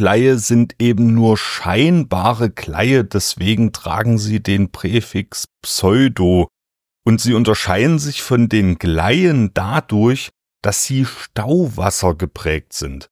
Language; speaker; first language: German; native; German